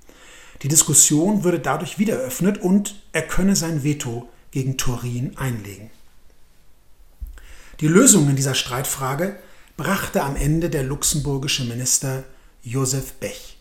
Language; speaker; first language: German; native; German